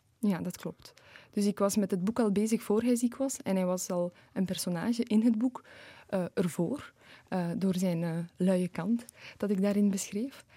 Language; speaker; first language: Dutch; early bilingual, other home language; Polish